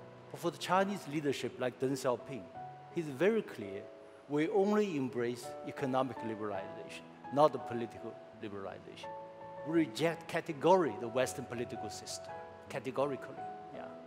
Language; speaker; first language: English; non-native, fluent; Chinese